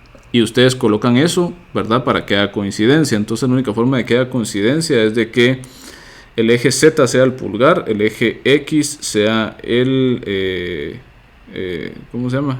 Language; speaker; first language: Spanish; native; Spanish